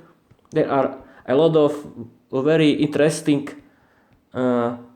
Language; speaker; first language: English; non-native, learner; Slovak